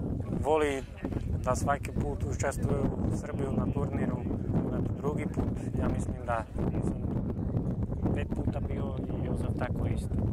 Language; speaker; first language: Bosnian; non-native, learner; Slovak